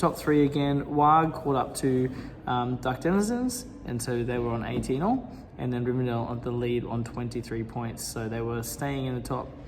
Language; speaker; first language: English; native; English